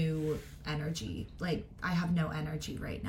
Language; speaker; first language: English; native; English